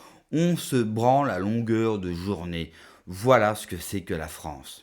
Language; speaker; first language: French; native; French